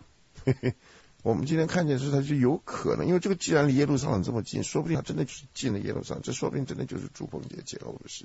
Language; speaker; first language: Chinese; native; Chinese